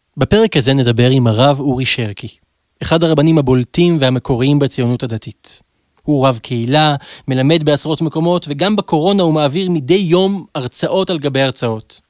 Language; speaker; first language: Hebrew; native; Hebrew